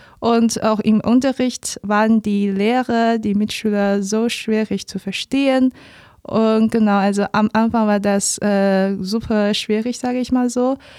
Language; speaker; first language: German; non-native, fluent; Chinese